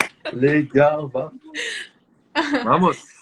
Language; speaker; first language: Portuguese; non-native, learner; French